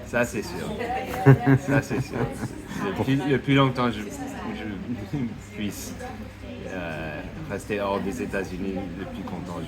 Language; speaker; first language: French; non-native, fluent; English